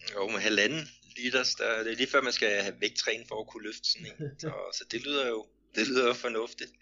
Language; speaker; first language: Danish; native; Danish